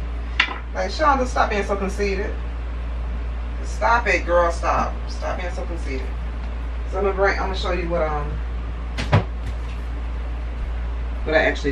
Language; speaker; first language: English; native; English